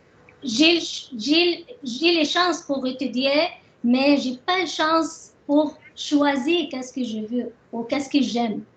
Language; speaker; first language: French; non-native, learner; Arabic